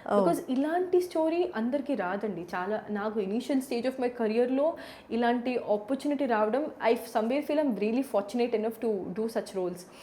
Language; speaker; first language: Telugu; native; Telugu